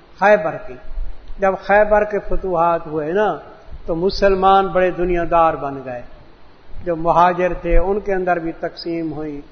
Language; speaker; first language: Urdu; non-native, local second language; Punjabi